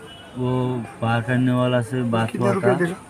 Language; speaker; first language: Hindi; non-native, learner; Rohingya